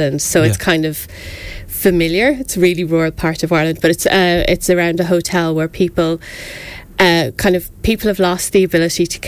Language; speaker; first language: English; native; English